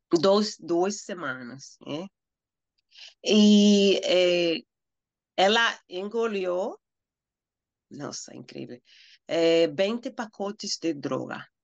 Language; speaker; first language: Portuguese; non-native, learner; Spanish